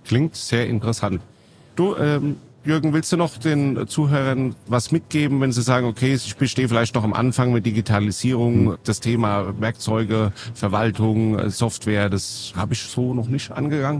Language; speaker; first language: German; native; German